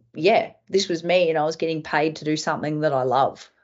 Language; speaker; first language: English; native; English